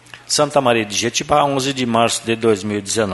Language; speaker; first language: Portuguese; native; Portuguese